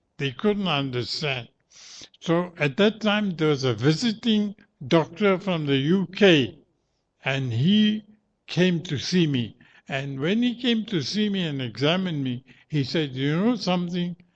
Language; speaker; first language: English; native; English